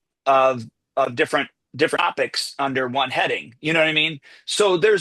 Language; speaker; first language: English; native; English